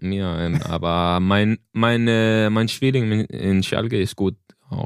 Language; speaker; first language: German; non-native, learner; Danish